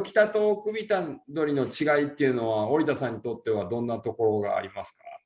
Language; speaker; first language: Japanese; native; Japanese